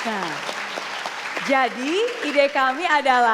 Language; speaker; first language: Indonesian; native; Indonesian